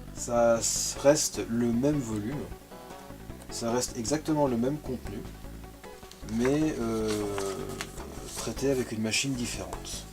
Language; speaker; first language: French; native; French